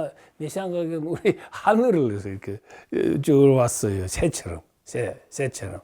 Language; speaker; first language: Korean; early bilingual, heritage; Russian